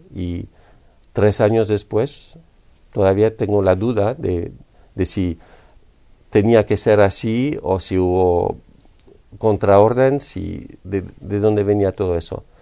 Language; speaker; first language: Spanish; non-native, fluent; French